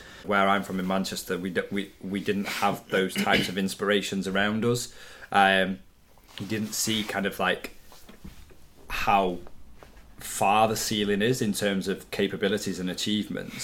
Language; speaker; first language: English; native; English